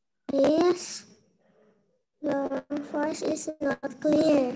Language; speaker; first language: English; non-native, learner; Indonesian